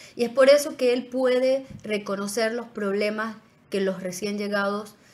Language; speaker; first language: Spanish; native; Spanish